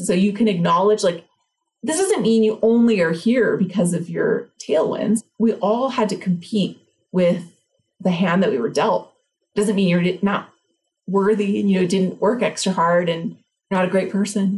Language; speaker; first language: English; native; English